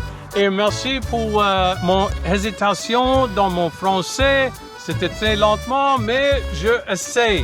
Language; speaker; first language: French; non-native, local second language; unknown